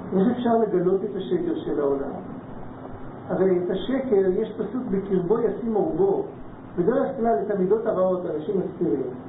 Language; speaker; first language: Hebrew; non-native, fluent; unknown